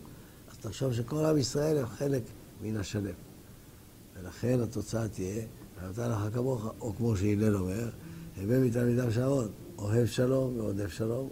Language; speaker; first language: Hebrew; native; Hebrew